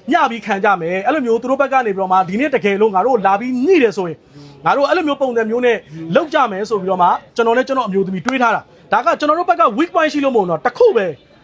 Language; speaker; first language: Burmese; native; Burmese